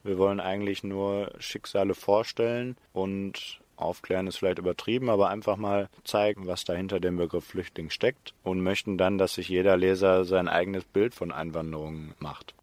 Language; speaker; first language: German; native; German